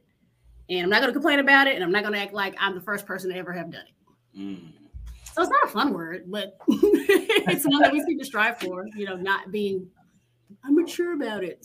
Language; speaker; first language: English; native; English